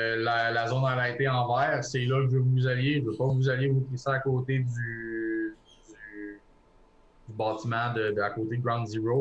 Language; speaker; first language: French; native; French